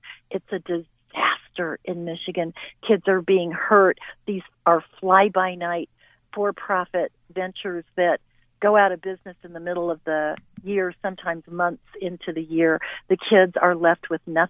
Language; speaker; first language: English; native; English